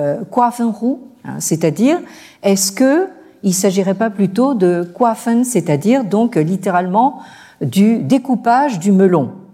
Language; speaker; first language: French; native; French